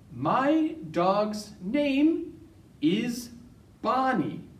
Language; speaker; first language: English; native; English